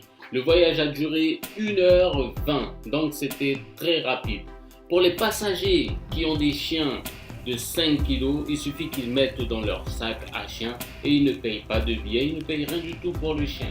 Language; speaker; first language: French; non-native, fluent; Japanese